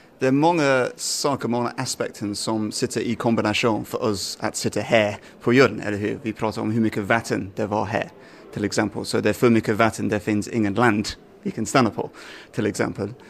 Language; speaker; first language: Swedish; non-native, fluent; English